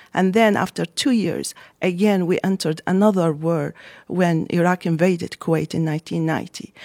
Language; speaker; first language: English; non-native, fluent; Arabic